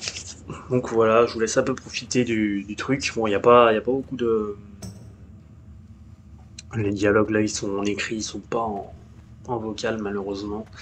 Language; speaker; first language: French; native; French